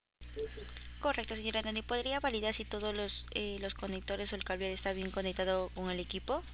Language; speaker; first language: Spanish; native; Spanish